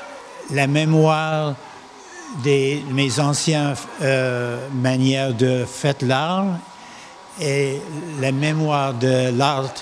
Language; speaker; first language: French; non-native, local second language; English